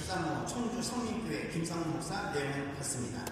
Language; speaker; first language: Korean; native; Korean